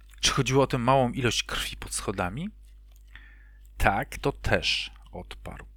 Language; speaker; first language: Polish; native; Polish